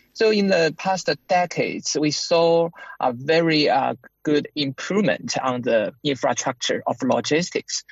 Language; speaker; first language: English; non-native, fluent; Chinese